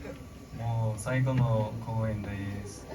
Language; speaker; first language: Japanese; non-native, learner; Korean